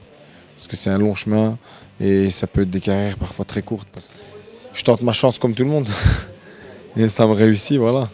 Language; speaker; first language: French; early bilingual, other home language; Arabic